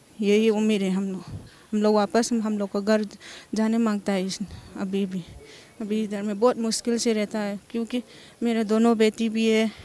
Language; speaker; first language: Hindi; non-native, local second language; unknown